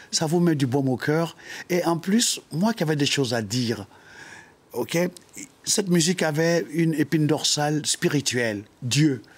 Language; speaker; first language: French; non-native, local second language; Dyula